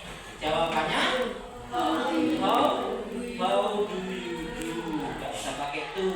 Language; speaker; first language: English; non-native, learner; Indonesian